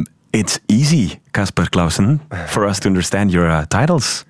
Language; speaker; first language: English; non-native, fluent; Dutch